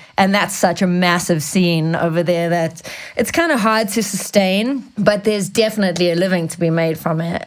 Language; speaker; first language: English; native; English